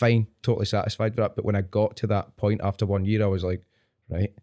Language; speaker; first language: English; native; English